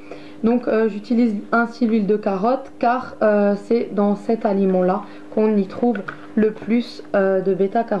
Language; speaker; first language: French; native; French